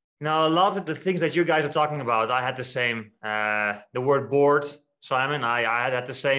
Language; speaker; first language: English; non-native, fluent; Dutch